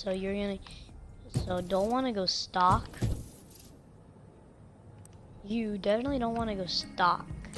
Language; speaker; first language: English; native; English